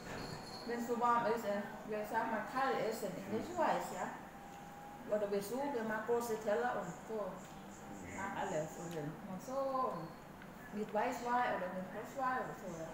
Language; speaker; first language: German; non-native, learner; Thai